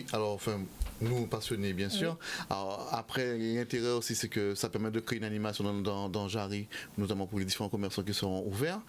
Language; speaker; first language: French; native; French